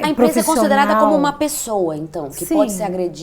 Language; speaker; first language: Portuguese; native; Portuguese